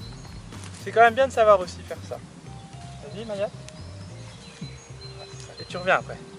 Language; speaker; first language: French; native; French